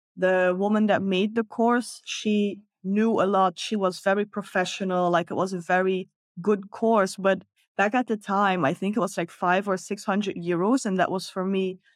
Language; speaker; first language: English; non-native, fluent; Dutch